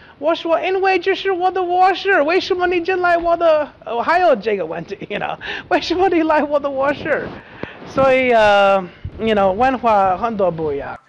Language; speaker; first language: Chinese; non-native, learner; English